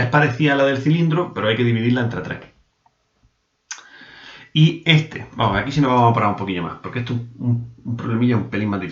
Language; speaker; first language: Spanish; native; Spanish